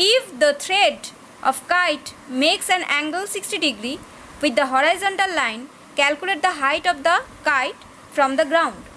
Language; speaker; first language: English; non-native, local second language; Bangla